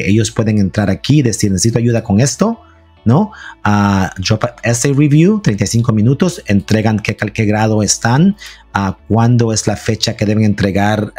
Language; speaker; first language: Spanish; early bilingual, heritage; Spanish